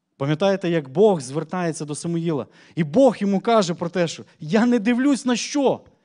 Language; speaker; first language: Ukrainian; native; Ukrainian